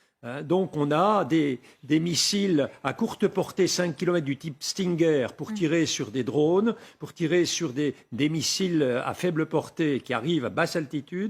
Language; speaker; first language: French; native; French